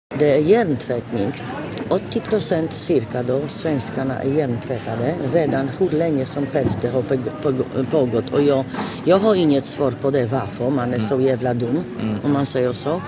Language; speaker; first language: Swedish; non-native, fluent; Polish